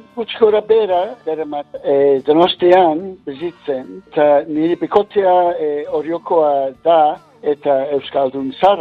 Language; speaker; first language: Basque; non-native, learner; English